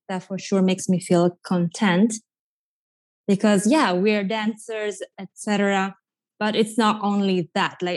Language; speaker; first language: English; non-native, fluent; Italian